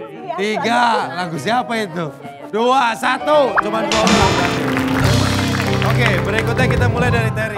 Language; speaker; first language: Indonesian; native; Indonesian